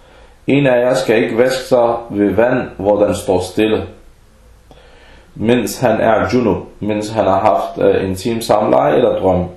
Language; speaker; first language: Danish; early bilingual, other home language; Arabic